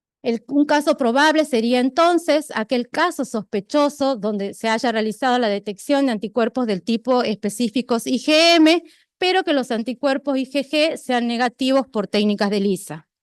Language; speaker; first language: Spanish; native; Spanish